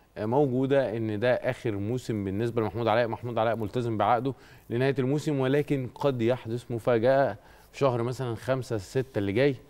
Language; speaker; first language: Arabic; native; Arabic